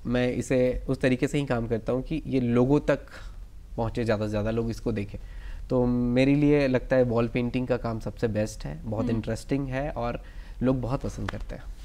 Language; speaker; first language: Hindi; native; Hindi